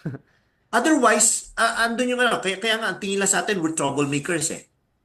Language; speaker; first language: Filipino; native; Filipino